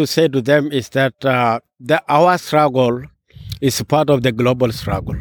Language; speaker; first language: English; non-native, local second language; Masai